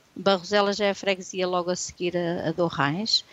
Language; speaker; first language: Portuguese; native; Portuguese